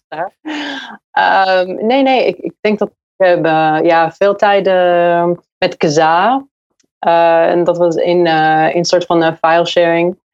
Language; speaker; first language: Dutch; non-native, learner; English